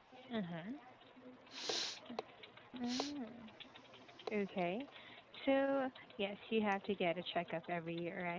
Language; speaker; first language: English; non-native, local second language; Filipino